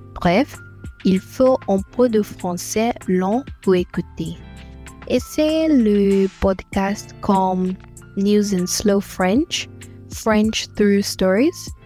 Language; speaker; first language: French; non-native, fluent; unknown